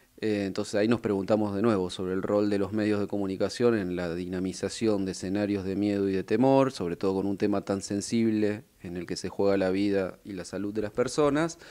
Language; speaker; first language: Spanish; native; Spanish